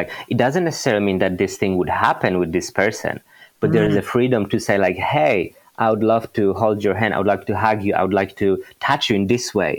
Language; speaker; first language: English; non-native, fluent; Polish